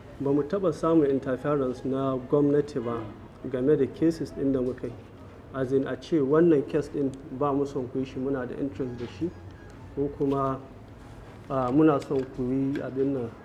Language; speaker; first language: Hausa; native; Hausa